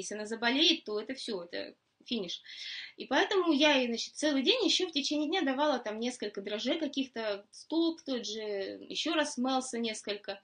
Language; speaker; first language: Russian; native; Russian